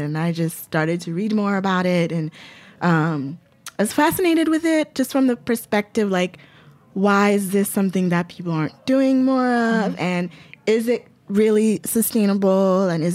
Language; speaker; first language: English; non-native, local second language; Yoruba